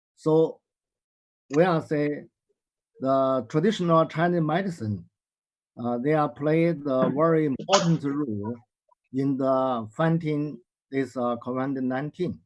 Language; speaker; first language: English; non-native, learner; Chinese